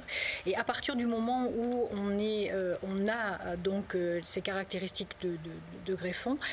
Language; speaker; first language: French; native; French